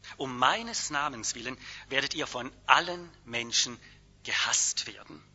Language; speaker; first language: German; native; German